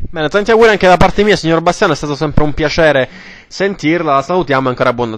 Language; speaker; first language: Italian; native; Italian